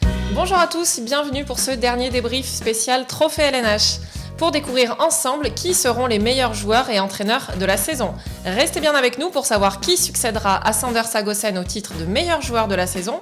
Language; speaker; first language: French; native; French